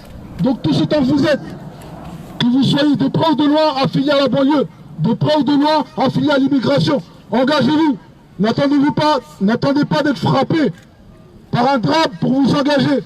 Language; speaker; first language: French; native; French